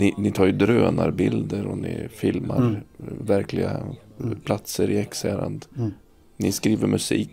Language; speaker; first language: Swedish; native; Swedish